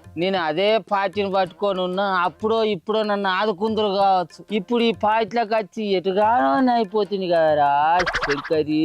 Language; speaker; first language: Telugu; native; Telugu